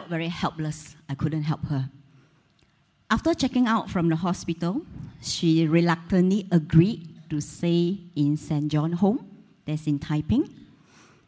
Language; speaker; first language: English; non-native, local second language; Cantonese